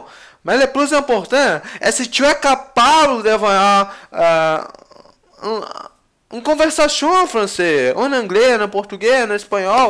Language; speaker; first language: French; non-native, learner; Portuguese